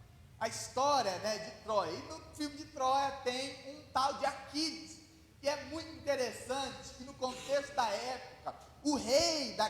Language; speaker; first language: Portuguese; native; Portuguese